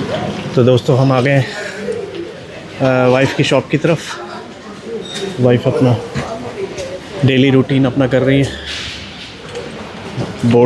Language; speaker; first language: Hindi; native; Hindi